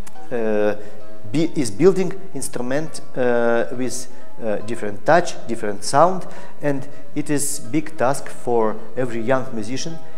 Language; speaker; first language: English; non-native, fluent; Russian